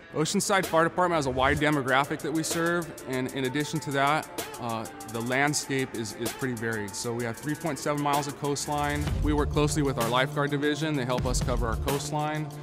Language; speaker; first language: English; native; English